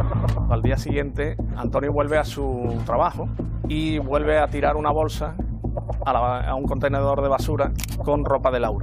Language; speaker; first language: Spanish; native; Spanish